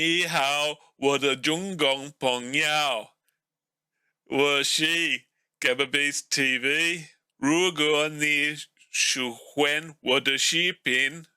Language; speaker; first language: Chinese; non-native, learner; English